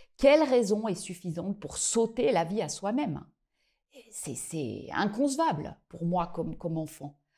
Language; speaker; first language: French; native; French